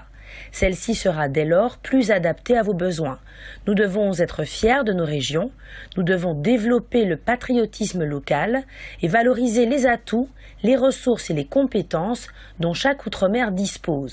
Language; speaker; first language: French; native; French